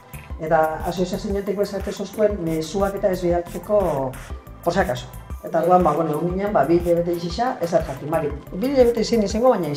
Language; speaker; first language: Basque; native; Basque